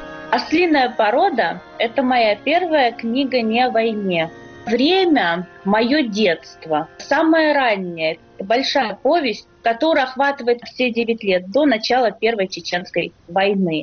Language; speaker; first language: Russian; native; Russian